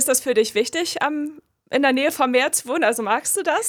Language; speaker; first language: German; native; German